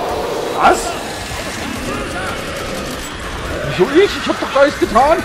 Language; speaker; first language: German; native; German